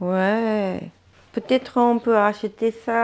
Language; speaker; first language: French; non-native, learner; Japanese